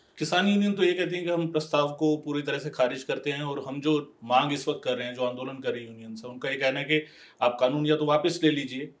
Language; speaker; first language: Hindi; non-native, local second language; Punjabi